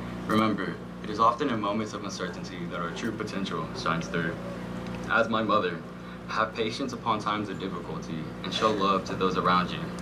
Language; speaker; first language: English; early bilingual, other home language; Spanish